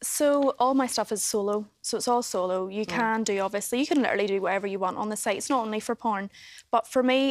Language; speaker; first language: English; native; English